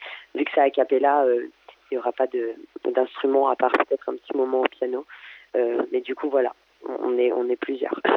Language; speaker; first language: French; native; French